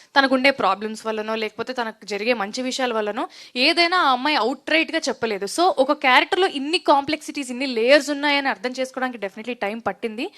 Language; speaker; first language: Telugu; native; Telugu